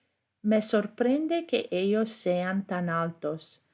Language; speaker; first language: Spanish; non-native, fluent; English